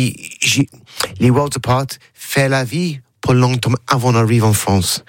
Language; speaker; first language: French; non-native, learner; English